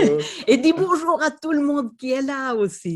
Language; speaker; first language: French; non-native, fluent; Swedish